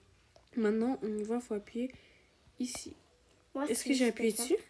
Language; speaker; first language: French; native; French